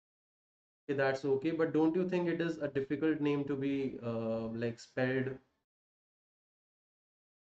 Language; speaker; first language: English; non-native, local second language; Hindi